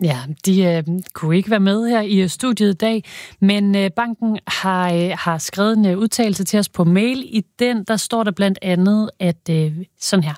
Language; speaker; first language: Danish; native; Danish